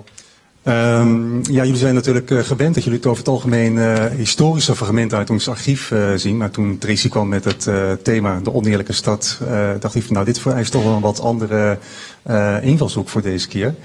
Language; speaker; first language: Dutch; native; Dutch